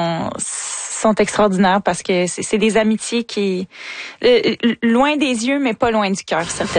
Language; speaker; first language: French; native; French